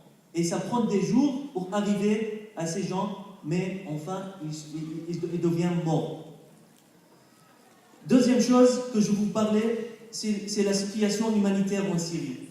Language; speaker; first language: French; non-native, fluent; Arabic